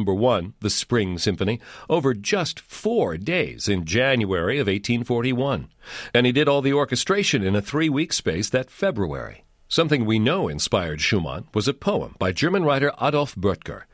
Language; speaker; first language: English; native; English